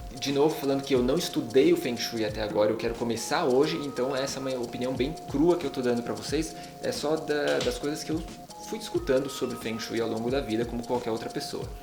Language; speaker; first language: Portuguese; native; Portuguese